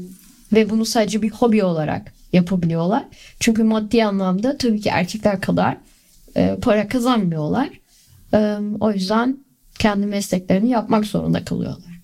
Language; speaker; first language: Turkish; early bilingual, other home language; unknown